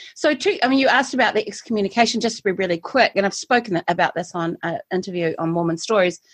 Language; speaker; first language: English; native; English